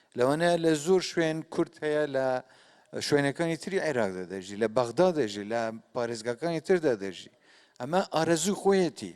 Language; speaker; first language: Central Kurdish; non-native, local second language; Kurdish